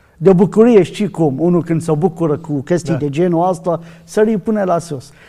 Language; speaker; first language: Romanian; non-native, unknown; Arabic